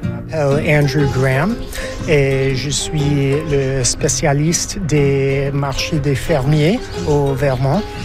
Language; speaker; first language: French; non-native, fluent; English